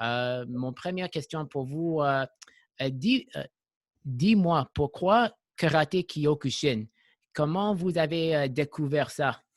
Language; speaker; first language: French; non-native, local second language; English